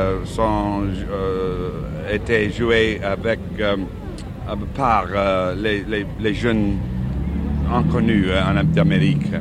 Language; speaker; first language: French; non-native, learner; English